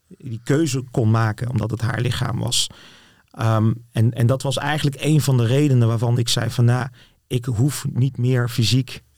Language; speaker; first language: Dutch; early bilingual, other home language; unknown